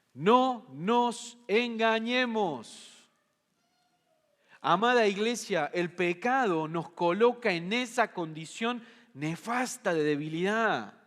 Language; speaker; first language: Spanish; native; Spanish